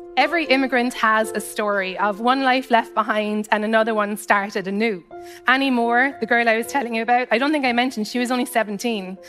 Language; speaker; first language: English; native; English